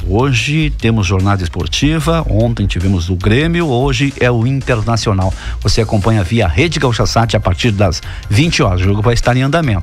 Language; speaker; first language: Portuguese; native; Portuguese